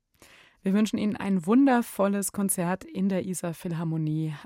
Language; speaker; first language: German; native; German